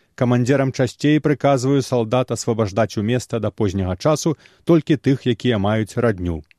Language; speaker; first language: Belarusian; native; Belarusian